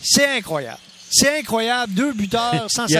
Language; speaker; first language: French; native; French